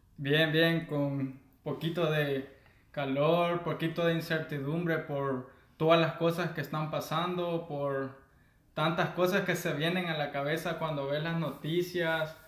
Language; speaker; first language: Spanish; native; Spanish